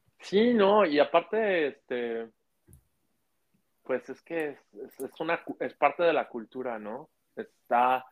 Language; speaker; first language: Spanish; native; Spanish